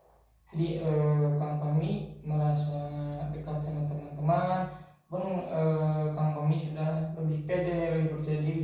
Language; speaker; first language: Indonesian; native; Indonesian